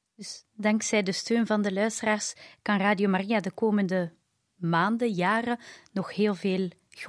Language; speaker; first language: Dutch; native; Dutch